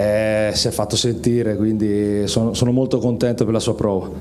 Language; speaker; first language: Italian; native; Italian